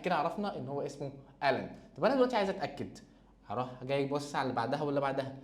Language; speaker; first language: Arabic; native; Arabic